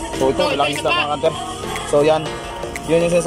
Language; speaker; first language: Filipino; native; Filipino